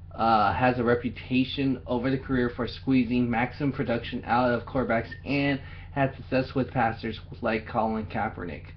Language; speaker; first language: English; native; English